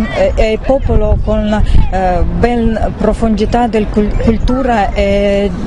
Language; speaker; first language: Italian; non-native, learner; Russian